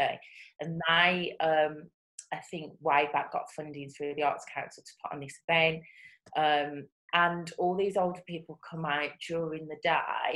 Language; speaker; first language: English; native; English